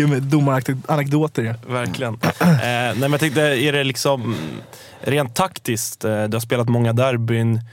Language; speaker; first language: Swedish; native; Swedish